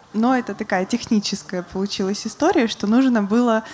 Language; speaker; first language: Russian; native; Russian